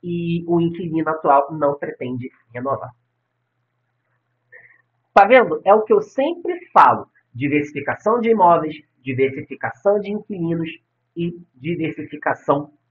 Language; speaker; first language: Portuguese; native; Portuguese